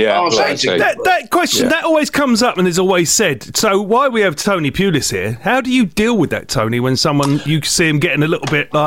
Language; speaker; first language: English; native; English